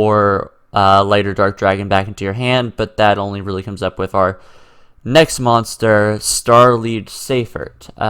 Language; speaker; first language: English; native; English